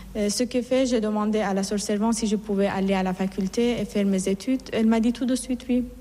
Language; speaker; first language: French; non-native, fluent; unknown